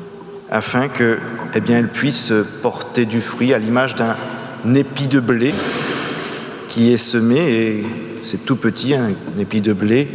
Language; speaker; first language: French; native; French